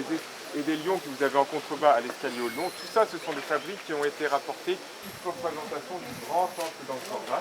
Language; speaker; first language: French; native; French